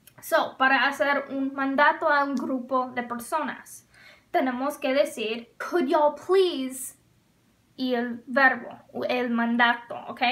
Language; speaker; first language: Spanish; non-native, fluent; English